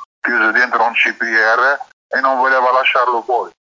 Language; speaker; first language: Italian; non-native, learner; Arabic